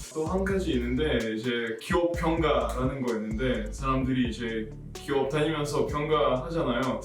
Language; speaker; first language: Korean; non-native, fluent; Russian